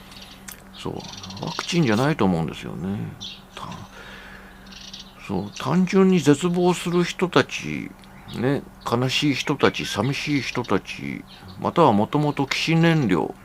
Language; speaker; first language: Japanese; native; Japanese